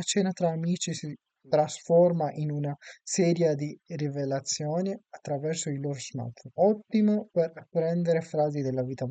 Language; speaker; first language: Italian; non-native, fluent; Urdu